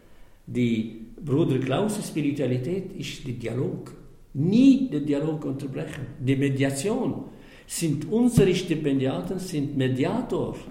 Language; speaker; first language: German; non-native, fluent; Arabic